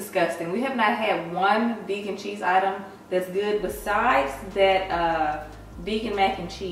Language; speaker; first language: English; native; English